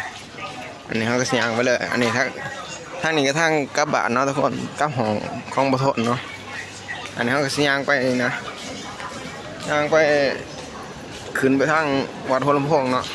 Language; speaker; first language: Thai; non-native, local second language; Lao